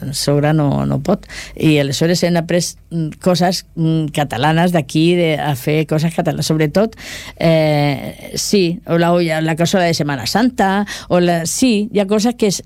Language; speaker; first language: Catalan; non-native, local second language; Spanish